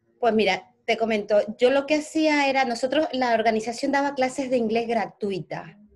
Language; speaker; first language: Spanish; native; Spanish